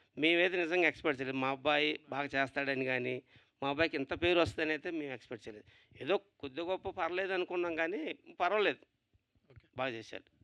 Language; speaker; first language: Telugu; native; Telugu